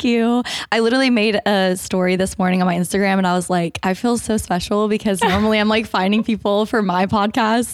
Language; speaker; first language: English; native; English